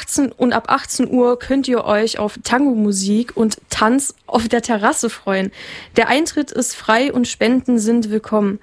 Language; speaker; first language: German; native; German